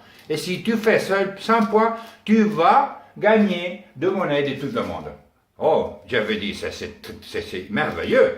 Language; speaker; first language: French; non-native, learner; Spanish